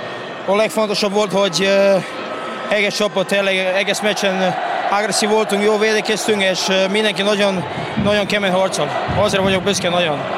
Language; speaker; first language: Hungarian; non-native, learner; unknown